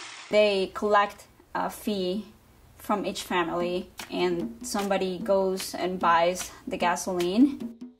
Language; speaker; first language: English; non-native, fluent; Spanish